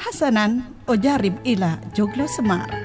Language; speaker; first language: Arabic; non-native, fluent; Indonesian